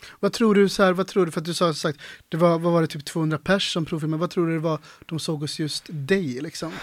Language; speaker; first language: Swedish; native; Swedish